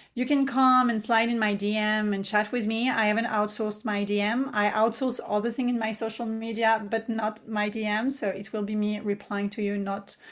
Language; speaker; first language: English; non-native, fluent; French